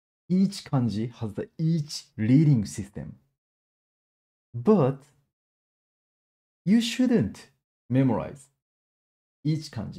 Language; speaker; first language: English; non-native, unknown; Japanese